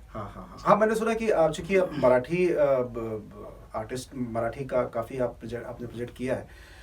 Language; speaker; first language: Hindi; native; Hindi